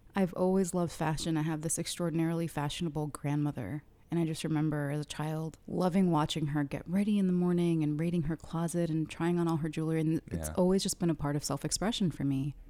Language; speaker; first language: English; early bilingual, other home language; Arabic